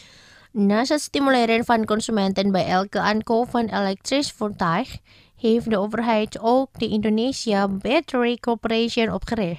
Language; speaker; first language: Dutch; non-native, fluent; Indonesian